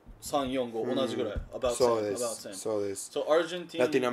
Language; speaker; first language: Japanese; native; Japanese